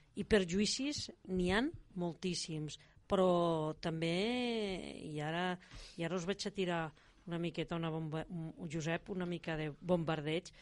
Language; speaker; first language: Catalan; native; Catalan